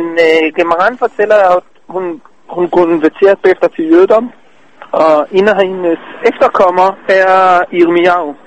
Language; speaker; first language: Danish; non-native, fluent; Hebrew